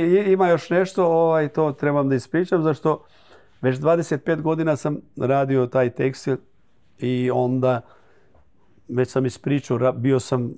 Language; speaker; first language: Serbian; early bilingual, heritage; Croatian